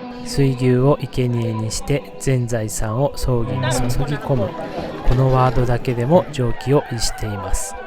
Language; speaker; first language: Japanese; native; Japanese